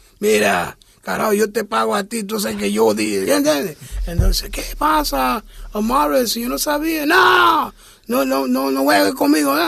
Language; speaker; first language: Spanish; early bilingual, heritage; English